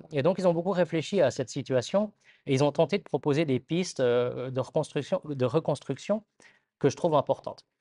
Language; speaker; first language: French; native; French